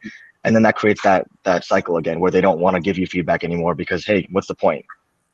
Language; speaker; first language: English; native; English